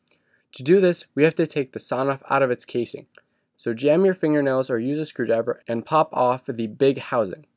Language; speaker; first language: English; native; English